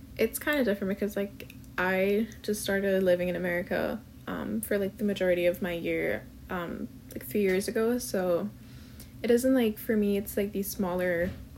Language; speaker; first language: English; non-native, local second language; Urdu